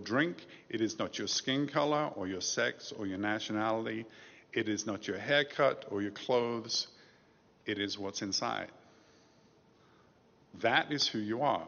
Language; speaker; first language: English; native; English